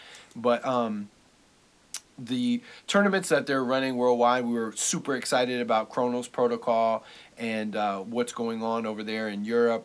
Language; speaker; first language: English; native; English